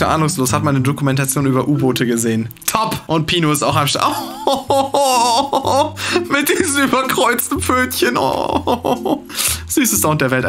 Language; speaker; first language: German; native; German